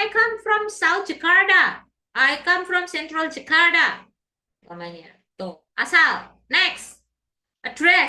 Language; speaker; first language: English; non-native, fluent; Indonesian